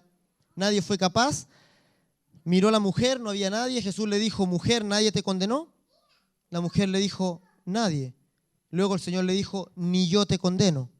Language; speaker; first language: Spanish; native; Spanish